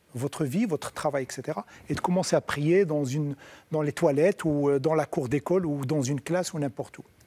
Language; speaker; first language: French; non-native, local second language; Arabic